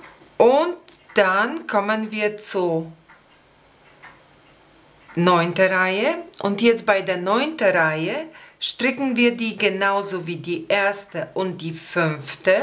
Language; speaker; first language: German; non-native, fluent; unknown